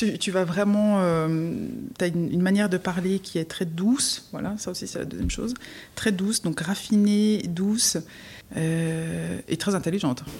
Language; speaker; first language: French; native; French